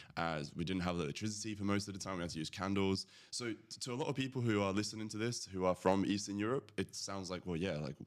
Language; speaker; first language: English; early bilingual, other home language; Latvian